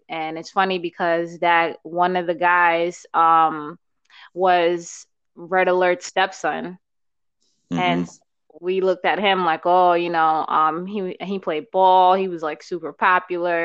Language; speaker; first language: English; native; English